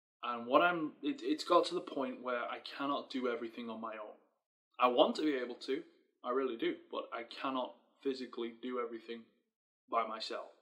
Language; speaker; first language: English; native; English